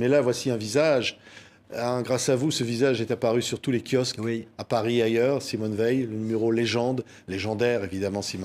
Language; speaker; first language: French; native; French